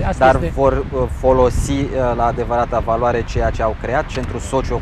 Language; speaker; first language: Romanian; native; Romanian